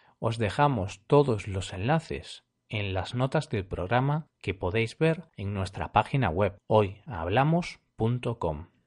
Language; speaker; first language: Spanish; native; Spanish